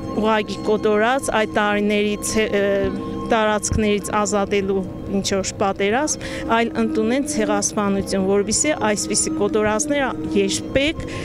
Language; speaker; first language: Armenian; native; Armenian